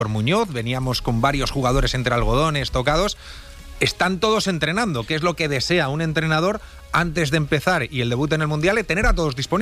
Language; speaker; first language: Spanish; native; Spanish